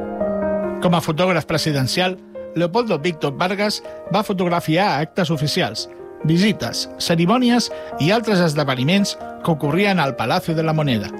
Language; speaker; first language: Catalan; native; Catalan